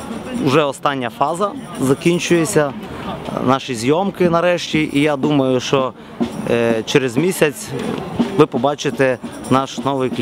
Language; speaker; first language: Ukrainian; native; Ukrainian